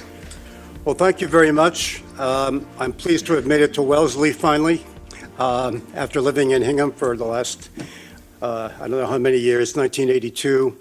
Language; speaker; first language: English; native; English